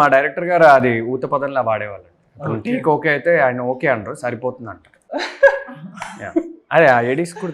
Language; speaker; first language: Telugu; native; Telugu